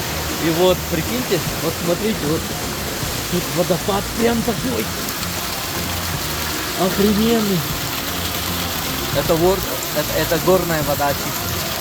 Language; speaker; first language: Russian; native; Russian